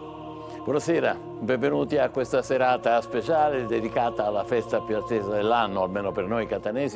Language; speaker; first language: Italian; native; Italian